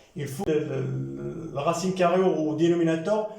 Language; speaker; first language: French; non-native, local second language; Arabic